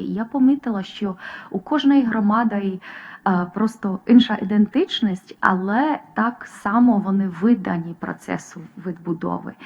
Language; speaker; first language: Ukrainian; non-native, fluent; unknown